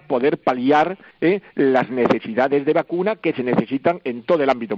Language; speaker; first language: Spanish; native; Spanish